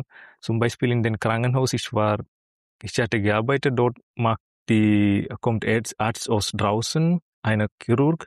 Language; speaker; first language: German; non-native, learner; Malayalam